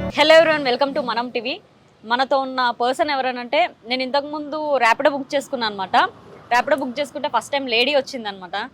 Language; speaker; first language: Telugu; native; Telugu